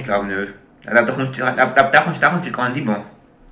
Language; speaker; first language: German; native; German